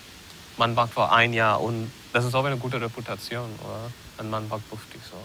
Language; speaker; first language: German; non-native, learner; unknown